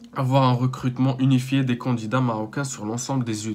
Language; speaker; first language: French; non-native, local second language; Arabic